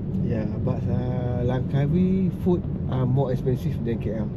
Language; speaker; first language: English; non-native, learner; Malay